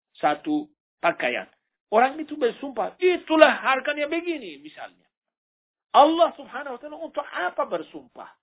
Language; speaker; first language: Indonesian; non-native, fluent; Persian